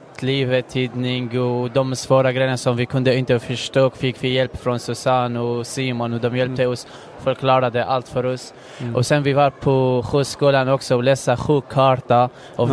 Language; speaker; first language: Swedish; non-native, fluent; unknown